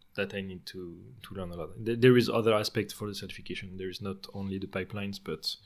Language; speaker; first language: English; non-native, fluent; French